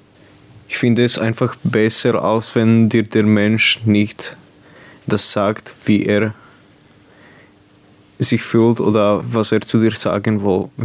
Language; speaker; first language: German; non-native, local second language; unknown